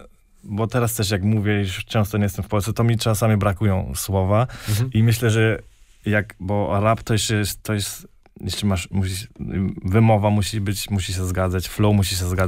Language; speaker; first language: Polish; early bilingual, heritage; German